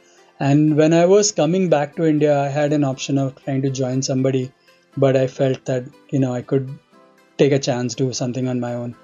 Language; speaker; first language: English; non-native, local second language; Hindi